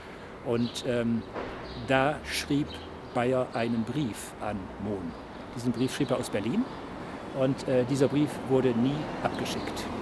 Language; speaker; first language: German; native; German